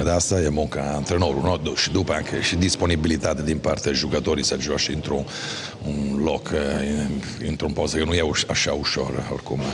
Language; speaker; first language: Romanian; non-native, fluent; Italian